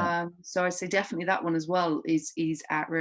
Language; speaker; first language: English; native; English